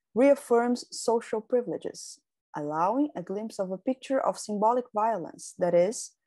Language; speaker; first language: English; non-native, fluent; Portuguese